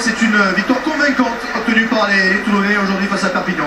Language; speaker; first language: French; native; French